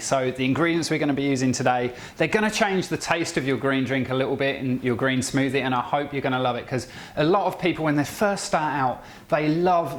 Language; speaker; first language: English; native; English